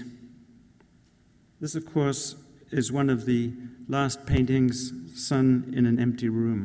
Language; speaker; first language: English; native; English